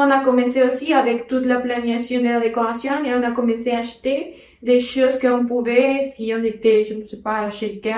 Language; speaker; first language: French; non-native, learner; Spanish